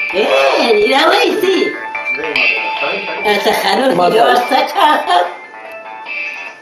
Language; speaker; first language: Hebrew; non-native, fluent; Yiddish